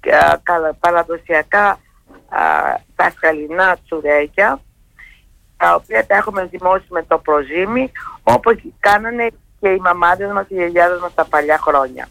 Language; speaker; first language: Greek; native; Greek